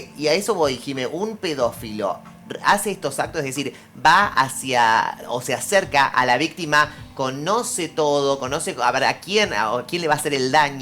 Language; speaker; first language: Spanish; native; Spanish